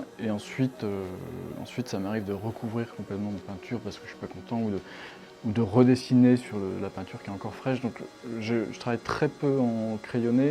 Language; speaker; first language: French; native; French